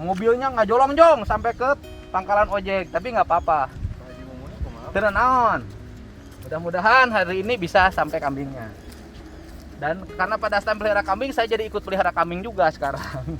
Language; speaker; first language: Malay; non-native, local second language; Sundanese